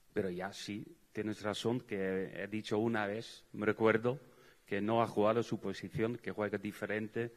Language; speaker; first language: Spanish; non-native, fluent; Dutch